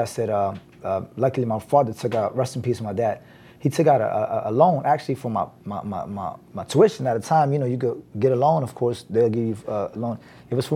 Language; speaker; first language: English; native; English